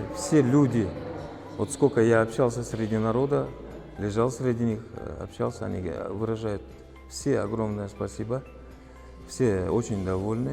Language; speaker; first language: Russian; native; Russian